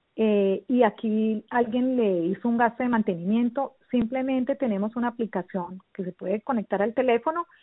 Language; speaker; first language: Spanish; native; Spanish